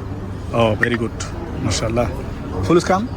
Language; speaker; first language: Arabic; non-native, learner; Bangla